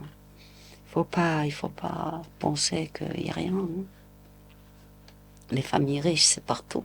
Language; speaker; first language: French; non-native, local second language; Arabic